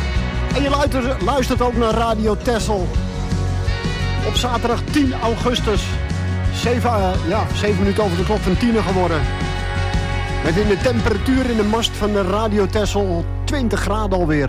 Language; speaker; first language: Dutch; native; Dutch